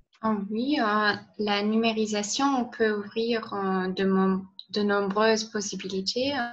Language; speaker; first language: French; non-native, learner; German